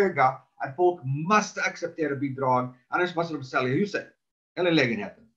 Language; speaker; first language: Swedish; non-native, fluent; English